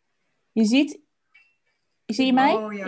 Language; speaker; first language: Dutch; native; Dutch